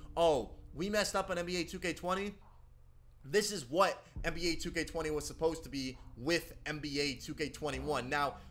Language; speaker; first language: English; native; English